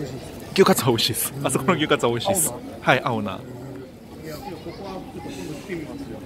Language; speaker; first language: Japanese; native; Japanese